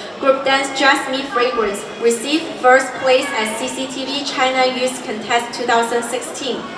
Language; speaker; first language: English; non-native, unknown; Chinese